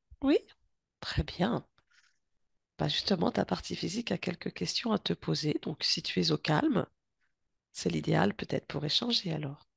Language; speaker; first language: French; native; French